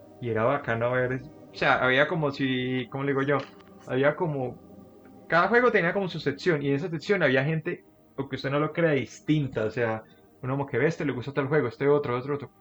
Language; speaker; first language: Spanish; native; Spanish